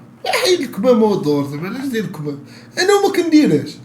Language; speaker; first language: Arabic; native; Arabic